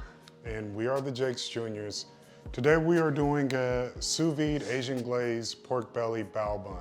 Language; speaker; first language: English; native; English